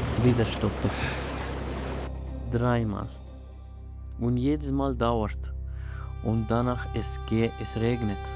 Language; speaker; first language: German; non-native, learner; Arabic